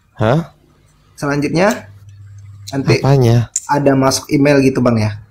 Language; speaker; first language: Indonesian; native; Indonesian